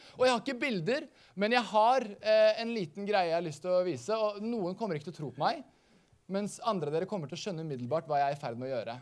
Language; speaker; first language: Norwegian; native; Norwegian